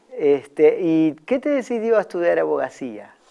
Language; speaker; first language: Spanish; native; Spanish